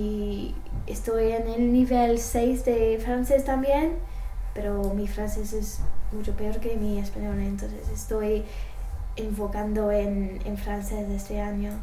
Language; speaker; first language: Spanish; non-native, learner; English